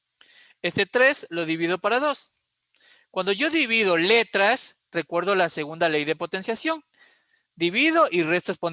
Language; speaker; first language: Spanish; native; Spanish